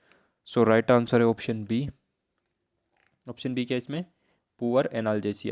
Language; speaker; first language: Hindi; native; Hindi